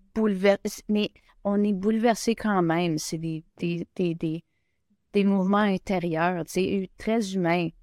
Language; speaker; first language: French; native; French